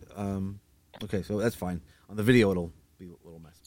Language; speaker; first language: English; native; English